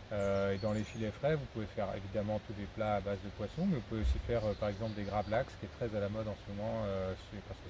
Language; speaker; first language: French; native; French